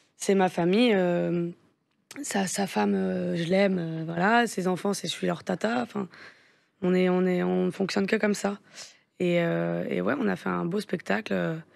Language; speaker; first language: French; native; French